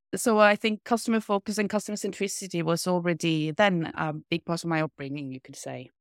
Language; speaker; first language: English; non-native, fluent; Norwegian